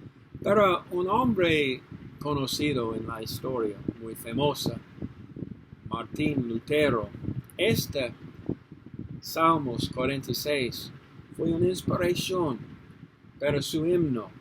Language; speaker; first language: Spanish; non-native, learner; English